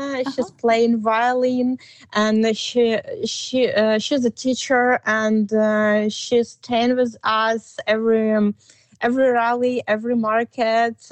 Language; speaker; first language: English; non-native, learner; Ukrainian